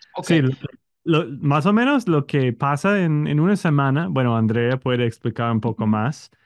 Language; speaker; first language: Spanish; non-native, fluent; English